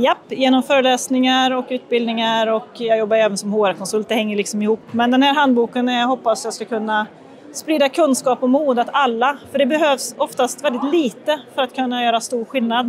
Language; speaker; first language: Swedish; native; Swedish